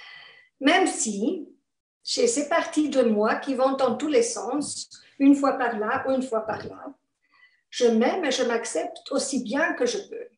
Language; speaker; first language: French; non-native, fluent; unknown